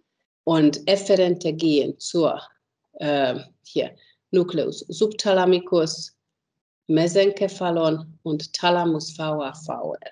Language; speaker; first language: German; non-native, fluent; Hungarian